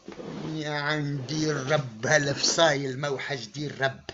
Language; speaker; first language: Arabic; native; Arabic